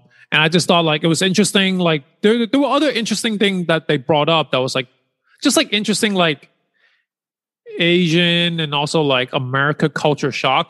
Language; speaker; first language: English; early bilingual, other home language; Chinese